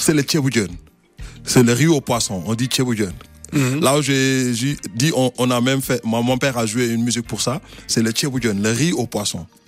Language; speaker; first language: French; non-native, local second language; Wolof